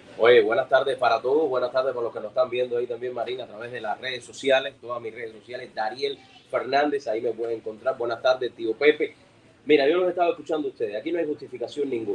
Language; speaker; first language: Spanish; native; Spanish